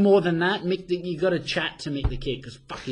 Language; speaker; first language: English; native; English